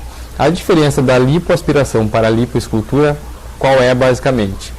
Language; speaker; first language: Portuguese; native; Portuguese